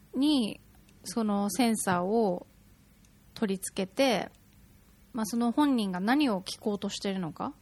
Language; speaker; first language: Japanese; native; Japanese